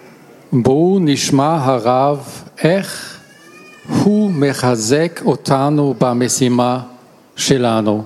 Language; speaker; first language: Hebrew; non-native, learner; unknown